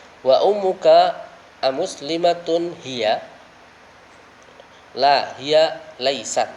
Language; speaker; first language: Arabic; non-native, fluent; Indonesian